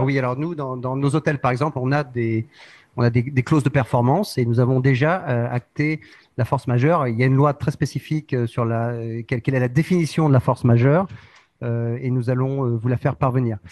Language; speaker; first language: French; native; French